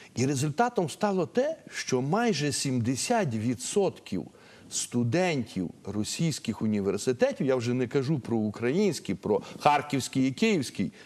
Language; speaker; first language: Ukrainian; native; Ukrainian